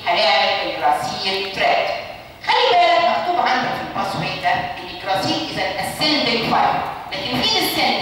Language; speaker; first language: Arabic; native; Arabic